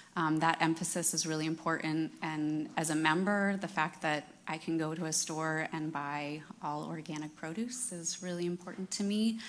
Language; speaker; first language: English; native; English